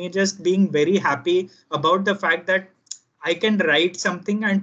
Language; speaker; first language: English; non-native, local second language; Gujarati